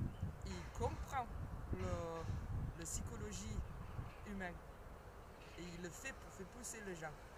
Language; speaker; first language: French; non-native, fluent; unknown